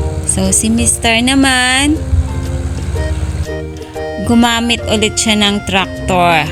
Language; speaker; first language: Filipino; native; Filipino